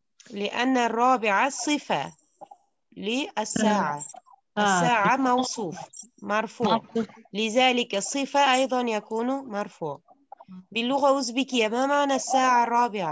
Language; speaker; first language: Arabic; non-native, fluent; Uzbek